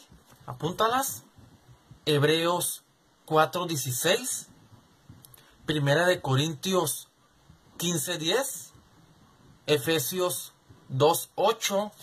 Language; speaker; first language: Spanish; native; Spanish